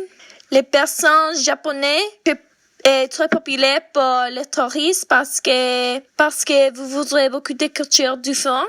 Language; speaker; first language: French; non-native, learner; English